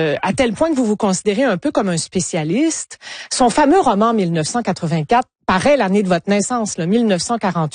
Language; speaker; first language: French; native; French